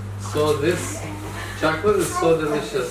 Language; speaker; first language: English; non-native, learner; Indonesian